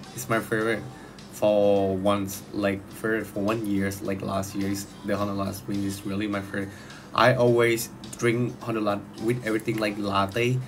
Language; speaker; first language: English; non-native, learner; Thai